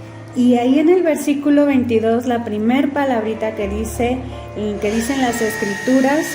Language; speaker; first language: Spanish; native; Spanish